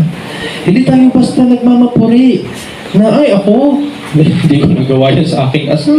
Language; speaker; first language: Filipino; native; Filipino